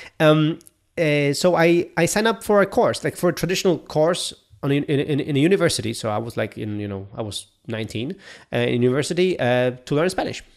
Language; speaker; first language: English; non-native, fluent; Polish